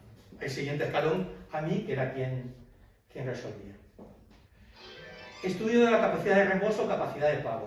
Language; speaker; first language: Spanish; native; Spanish